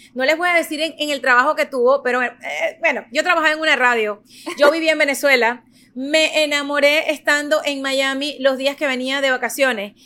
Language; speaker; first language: Spanish; native; Spanish